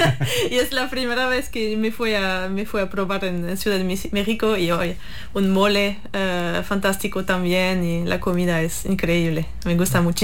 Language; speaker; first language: Spanish; non-native, learner; English